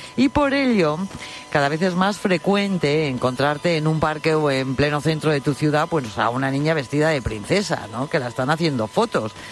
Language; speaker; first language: Spanish; native; Spanish